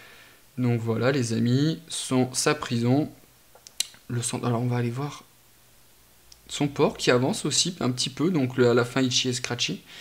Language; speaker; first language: French; native; French